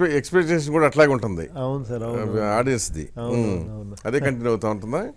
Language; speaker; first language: Telugu; native; Telugu